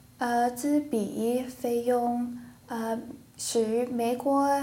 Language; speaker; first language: Chinese; non-native, learner; English